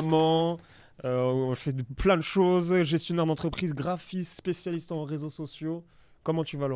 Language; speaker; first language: French; native; French